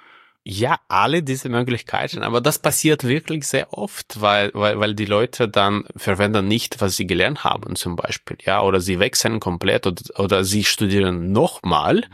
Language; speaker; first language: German; non-native, fluent; Russian